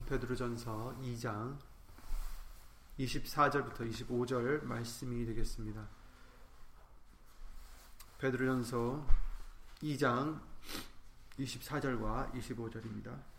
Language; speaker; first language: Korean; native; Korean